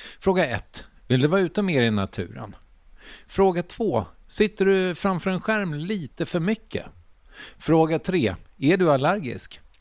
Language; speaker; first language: Swedish; native; Swedish